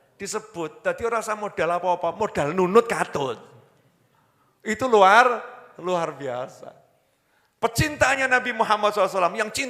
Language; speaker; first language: Indonesian; native; Indonesian